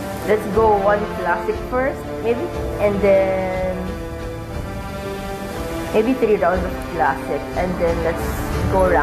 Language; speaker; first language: English; non-native, local second language; Filipino